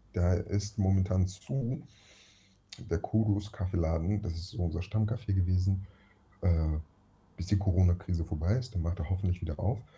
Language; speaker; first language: German; early bilingual, other home language; Russian